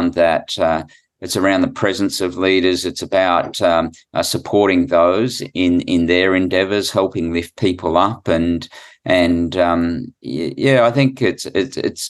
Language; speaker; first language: English; native; English